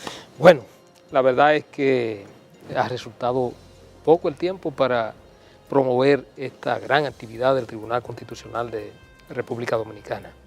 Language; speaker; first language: Spanish; native; Spanish